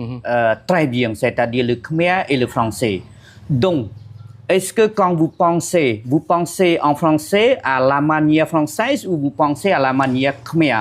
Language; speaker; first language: French; non-native, fluent; Khmer